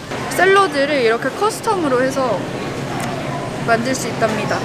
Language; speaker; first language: Korean; native; Korean